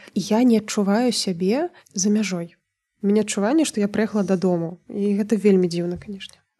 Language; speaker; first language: Belarusian; native; Belarusian